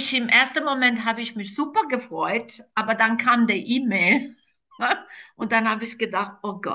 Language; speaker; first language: German; non-native, fluent; Croatian